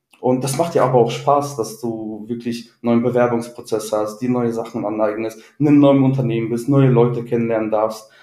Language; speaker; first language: German; native; German